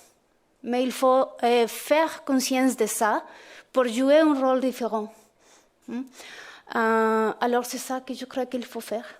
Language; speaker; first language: French; non-native, fluent; Spanish